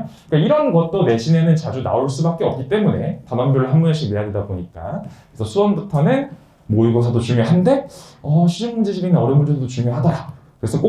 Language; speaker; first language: Korean; native; Korean